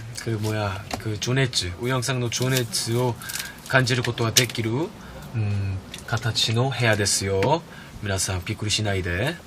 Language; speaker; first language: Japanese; non-native, fluent; Korean